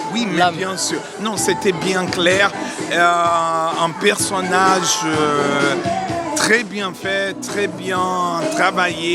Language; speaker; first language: French; non-native, learner; Portuguese